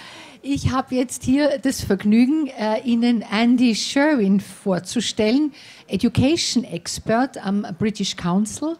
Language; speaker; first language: German; native; German